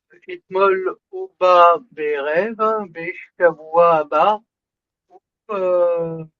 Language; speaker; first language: Hebrew; non-native, learner; French